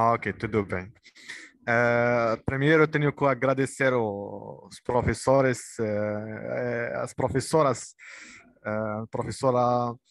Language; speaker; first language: Portuguese; non-native, learner; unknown